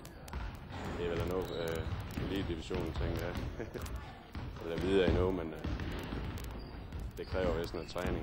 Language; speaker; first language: Danish; native; Danish